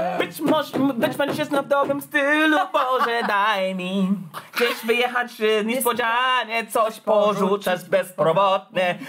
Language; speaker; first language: Polish; non-native, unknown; English